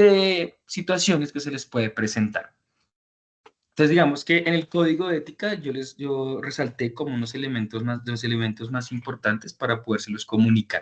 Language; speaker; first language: Spanish; native; Spanish